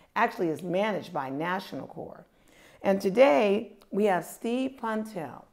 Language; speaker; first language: English; native; English